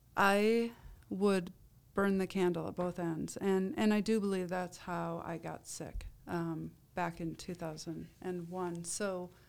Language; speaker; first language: English; native; English